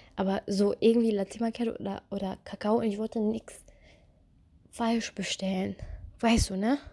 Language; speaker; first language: German; non-native, fluent; Arabic